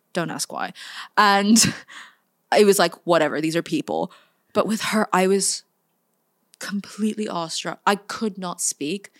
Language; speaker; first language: English; native; English